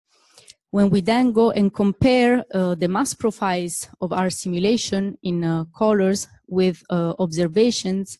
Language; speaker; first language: English; non-native, fluent; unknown